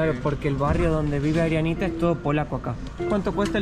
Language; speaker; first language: Spanish; native; Spanish